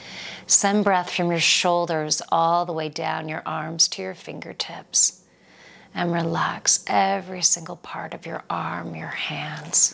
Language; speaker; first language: English; native; English